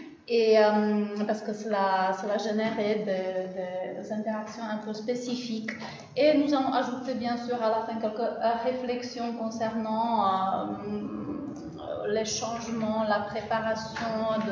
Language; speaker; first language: French; non-native, fluent; Czech